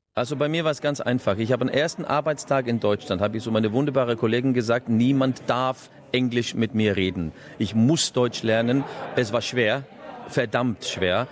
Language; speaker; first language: German; non-native, fluent; Icelandic